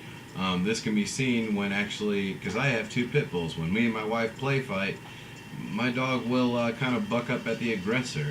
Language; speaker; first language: English; native; English